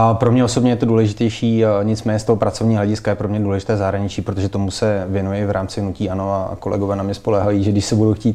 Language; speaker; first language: Czech; native; Czech